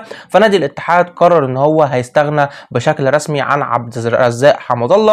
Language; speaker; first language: Arabic; native; Arabic